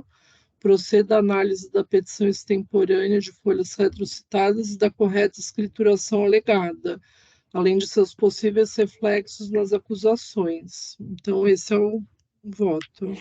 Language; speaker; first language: Portuguese; native; Portuguese